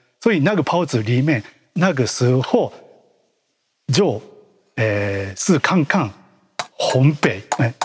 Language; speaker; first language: Chinese; non-native, learner; Japanese